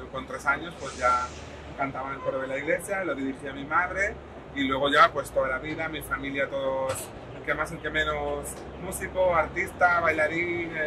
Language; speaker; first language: Spanish; native; Spanish